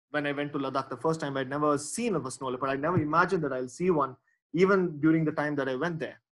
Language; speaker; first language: English; non-native, local second language; Tamil